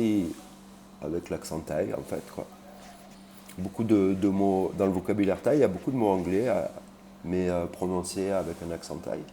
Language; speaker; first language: French; native; French